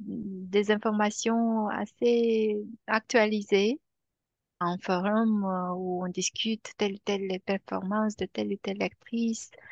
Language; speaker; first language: French; non-native, fluent; Romanian